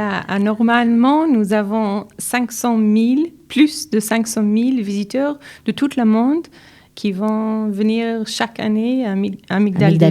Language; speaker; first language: French; non-native, learner; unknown